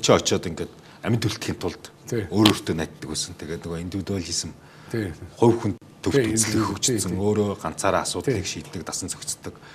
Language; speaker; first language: Mongolian; native; Mongolian